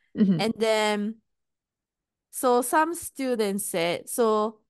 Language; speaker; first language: English; non-native, fluent; Japanese